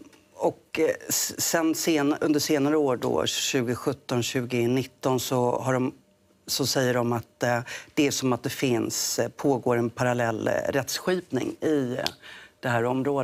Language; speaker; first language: Swedish; native; Swedish